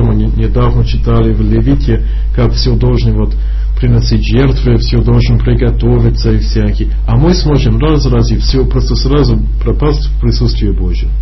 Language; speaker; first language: Russian; non-native, fluent; English